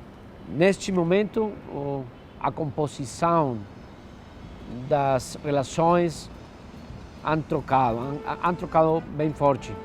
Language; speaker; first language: Portuguese; non-native, fluent; Spanish